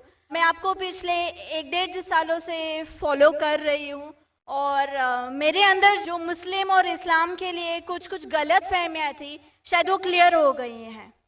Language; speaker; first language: Hindi; native; Hindi